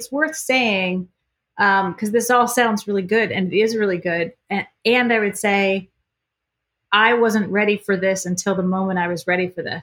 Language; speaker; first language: English; native; English